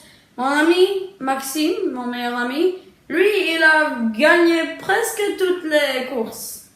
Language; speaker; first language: French; early bilingual, other home language; Czech